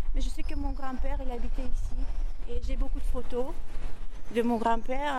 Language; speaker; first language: French; non-native, fluent; Azerbaijani